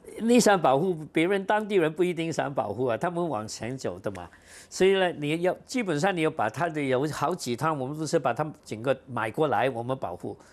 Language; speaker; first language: Chinese; non-native, local second language; Cantonese